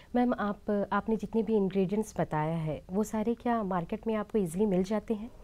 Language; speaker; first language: Hindi; non-native, local second language; Tamil